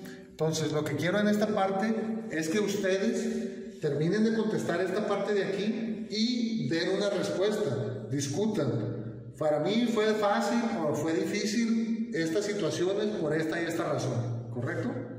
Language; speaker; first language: Spanish; native; Spanish